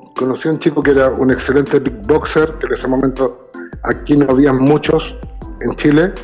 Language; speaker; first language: Spanish; native; Spanish